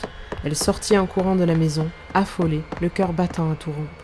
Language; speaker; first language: French; native; French